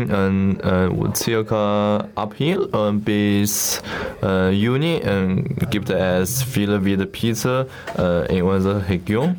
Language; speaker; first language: German; non-native, learner; Chinese